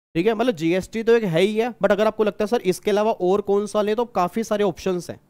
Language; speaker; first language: Hindi; native; Hindi